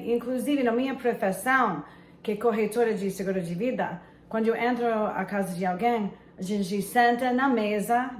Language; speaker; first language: Portuguese; non-native, fluent; English